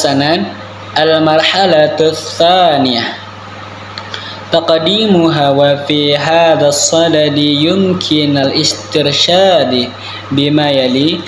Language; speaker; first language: Arabic; non-native, learner; Indonesian